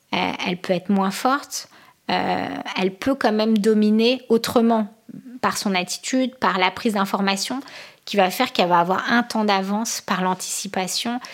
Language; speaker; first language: French; native; French